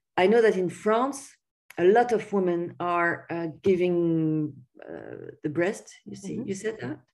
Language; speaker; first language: English; non-native, fluent; French